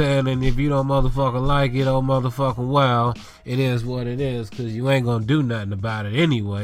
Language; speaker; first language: English; native; English